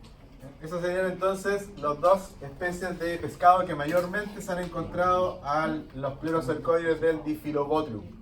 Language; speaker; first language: Spanish; native; Spanish